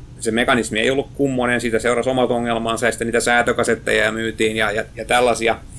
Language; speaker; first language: Finnish; native; Finnish